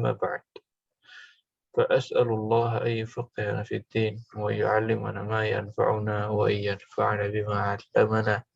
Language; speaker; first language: Arabic; non-native, fluent; Indonesian